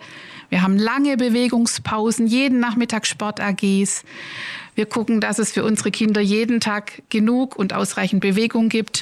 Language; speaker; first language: German; native; German